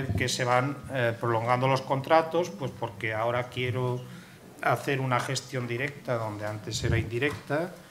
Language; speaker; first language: Spanish; native; Spanish